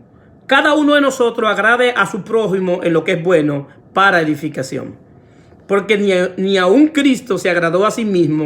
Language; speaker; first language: Spanish; native; Spanish